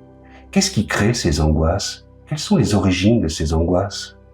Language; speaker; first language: French; native; French